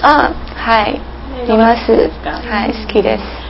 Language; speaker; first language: Japanese; non-native, learner; English